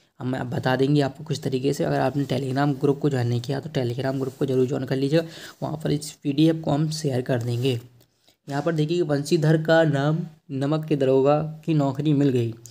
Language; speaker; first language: Hindi; native; Hindi